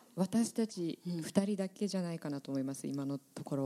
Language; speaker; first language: Japanese; native; Japanese